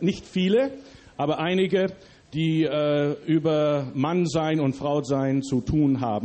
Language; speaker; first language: German; early bilingual, other home language; English